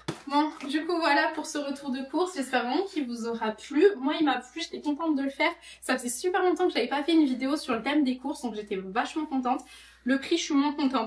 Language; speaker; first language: French; native; French